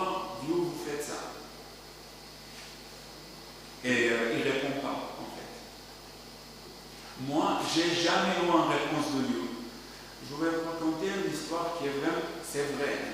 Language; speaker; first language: French; non-native, learner; Arabic